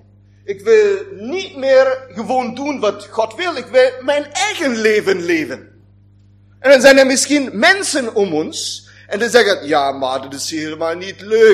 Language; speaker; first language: Dutch; non-native, fluent; German